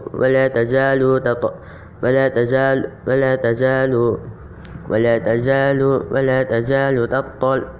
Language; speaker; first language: Arabic; non-native, learner; Indonesian